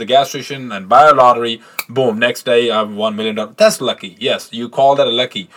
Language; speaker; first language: English; non-native, local second language; Punjabi